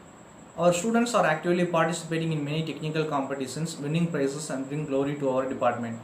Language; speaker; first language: English; non-native, local second language; Tamil